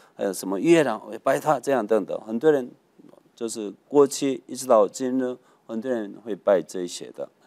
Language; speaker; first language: Chinese; non-native, fluent; Korean